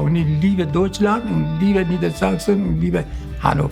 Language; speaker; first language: German; non-native, learner; Kurdish